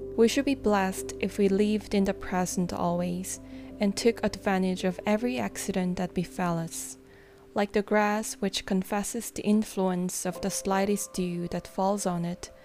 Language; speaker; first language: English; non-native, fluent; Korean